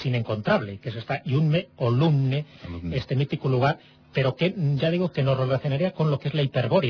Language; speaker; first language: Spanish; native; Spanish